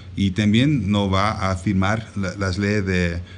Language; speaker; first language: Spanish; non-native, learner; English